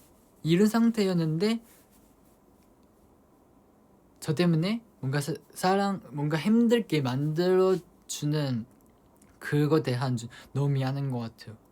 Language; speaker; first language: Korean; non-native, fluent; Chinese